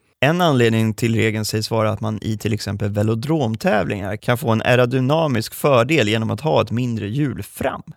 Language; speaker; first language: Swedish; native; Swedish